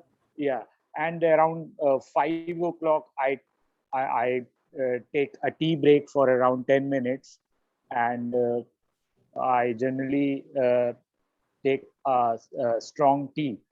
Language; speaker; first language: English; non-native, learner; Hindi